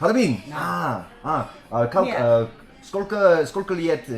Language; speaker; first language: Russian; non-native, learner; English